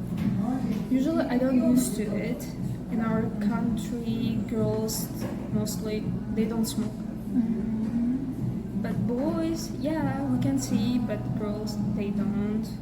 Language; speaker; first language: English; non-native, learner; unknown